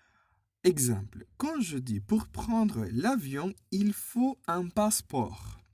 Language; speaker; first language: French; non-native, fluent; Spanish